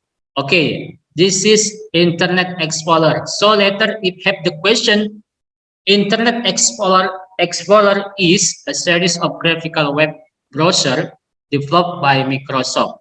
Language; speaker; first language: English; non-native, learner; Indonesian